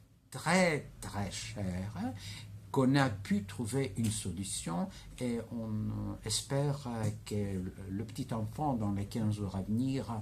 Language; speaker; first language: French; non-native, fluent; Greek